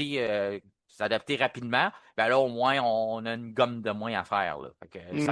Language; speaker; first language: French; native; French